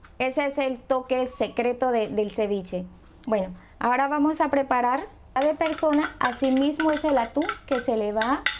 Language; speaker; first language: Spanish; native; Spanish